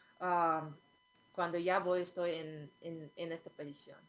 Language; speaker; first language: Spanish; non-native, fluent; Russian